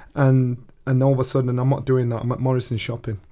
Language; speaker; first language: English; native; English